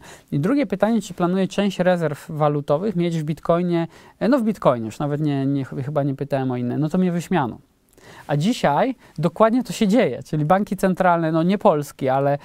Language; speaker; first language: Polish; native; Polish